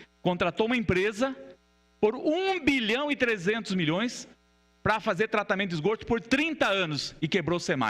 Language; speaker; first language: Portuguese; native; Portuguese